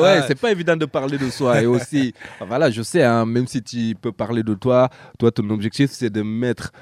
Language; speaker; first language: French; native; French